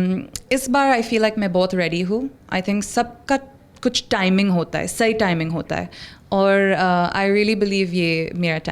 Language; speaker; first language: Hindi; non-native, local second language; English